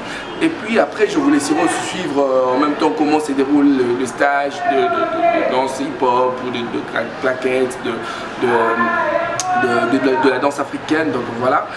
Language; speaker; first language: French; non-native, local second language; Luba-Lulua